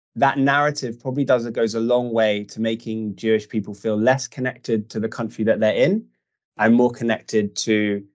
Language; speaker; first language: English; native; English